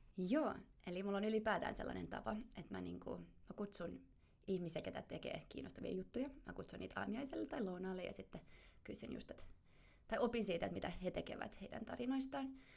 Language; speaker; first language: Finnish; non-native, fluent; German